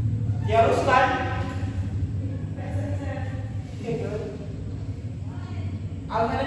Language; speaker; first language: English; non-native, learner; Indonesian